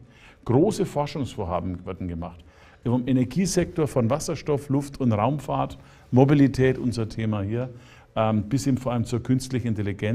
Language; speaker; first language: German; native; German